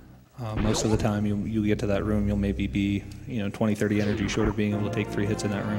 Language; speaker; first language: English; native; English